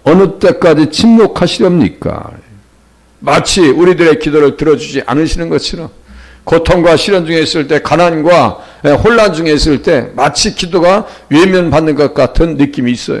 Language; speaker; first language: Korean; native; Korean